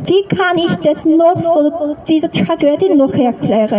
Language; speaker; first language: German; non-native, learner; Korean